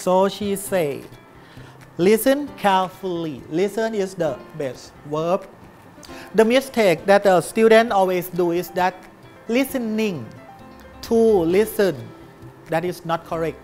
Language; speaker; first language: English; non-native, fluent; Thai